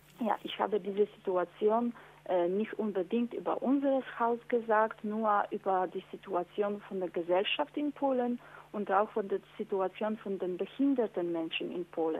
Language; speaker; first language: German; non-native, learner; Polish